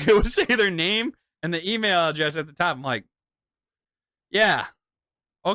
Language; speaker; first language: English; native; English